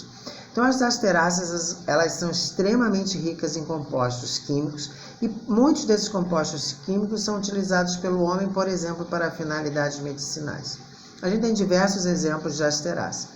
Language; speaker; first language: Portuguese; native; Portuguese